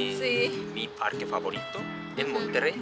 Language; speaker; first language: Spanish; non-native, learner; Japanese